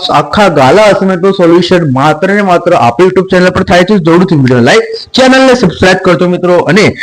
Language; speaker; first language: Gujarati; native; Gujarati